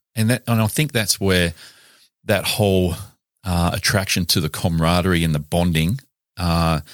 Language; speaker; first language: English; native; English